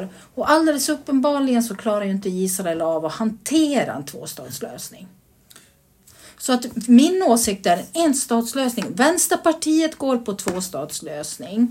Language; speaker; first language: Swedish; native; Swedish